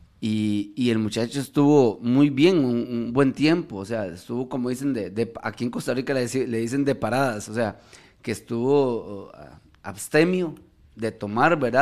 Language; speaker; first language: Spanish; native; Spanish